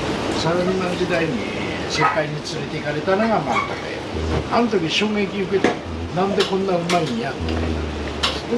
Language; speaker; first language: Japanese; native; Japanese